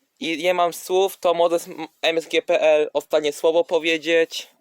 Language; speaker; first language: Polish; non-native, learner; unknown